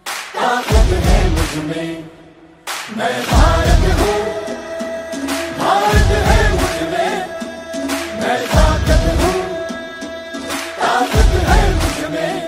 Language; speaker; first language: Hindi; non-native, local second language; Bangla